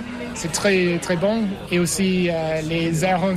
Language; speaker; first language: French; non-native, learner; English